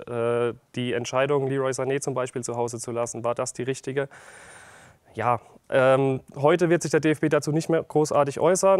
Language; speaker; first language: German; native; German